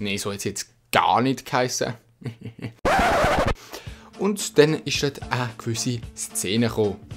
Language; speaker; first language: German; native; German